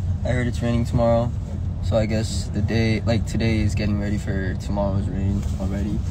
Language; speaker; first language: English; early bilingual, other home language; Korean